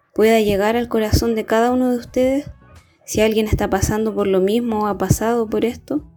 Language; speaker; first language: Spanish; native; Spanish